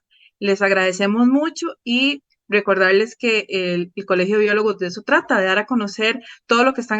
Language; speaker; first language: Spanish; native; Spanish